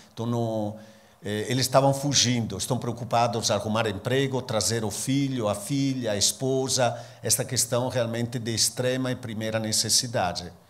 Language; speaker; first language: Portuguese; non-native, fluent; Italian